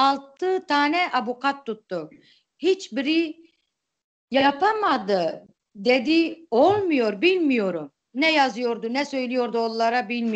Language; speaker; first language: Turkish; non-native, local second language; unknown